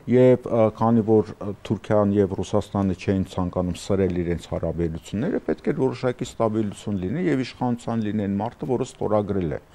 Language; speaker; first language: Armenian; native; Armenian